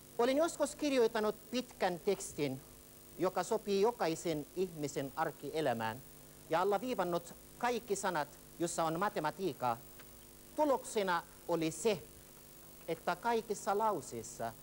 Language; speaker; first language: Finnish; non-native, fluent; Arabic